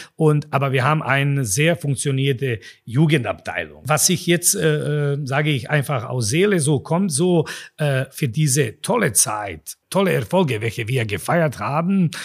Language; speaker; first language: German; non-native, fluent; Serbian